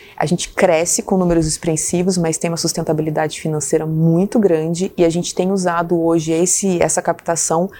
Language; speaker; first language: Portuguese; native; Portuguese